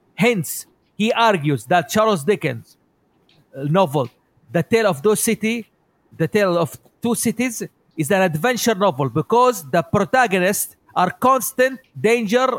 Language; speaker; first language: English; non-native, fluent; Arabic